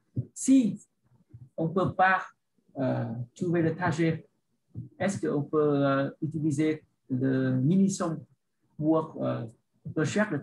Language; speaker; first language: French; non-native, learner; Vietnamese